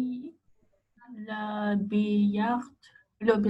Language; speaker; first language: French; non-native, learner; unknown